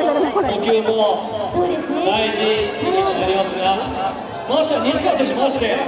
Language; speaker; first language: Japanese; native; Japanese